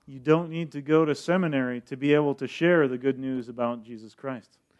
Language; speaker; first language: English; early bilingual, other home language; Spanish